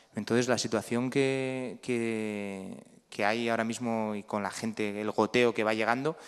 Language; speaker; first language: Spanish; native; Spanish